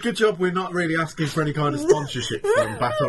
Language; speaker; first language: English; native; English